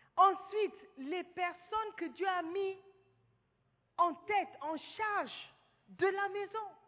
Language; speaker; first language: French; non-native, fluent; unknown